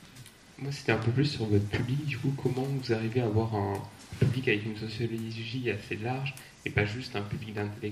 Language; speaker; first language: French; native; French